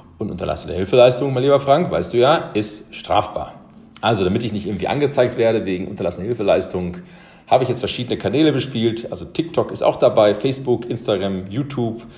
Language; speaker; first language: German; early bilingual, other home language; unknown